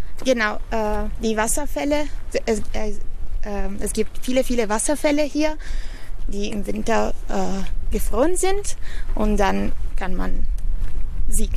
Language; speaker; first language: German; non-native, learner; Italian